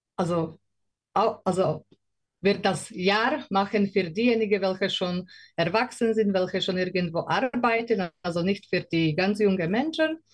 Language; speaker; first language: German; non-native, learner; Slovak